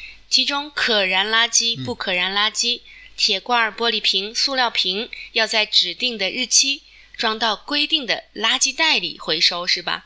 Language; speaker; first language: Chinese; native; Chinese